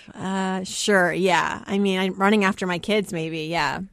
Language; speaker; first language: English; early bilingual, other home language; Persian